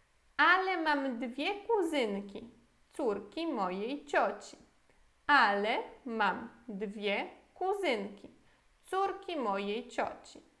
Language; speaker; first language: Polish; non-native, fluent; Portuguese